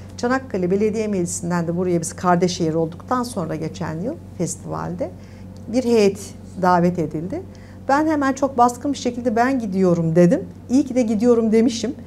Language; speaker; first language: Turkish; native; Turkish